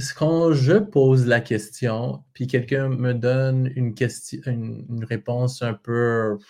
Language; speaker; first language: French; native; French